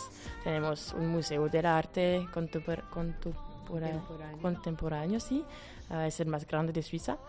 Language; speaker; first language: Spanish; non-native, fluent; French